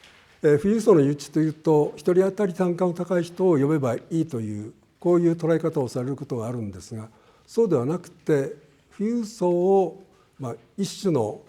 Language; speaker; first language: Japanese; native; Japanese